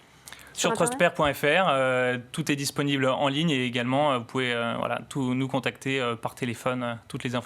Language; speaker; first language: French; native; French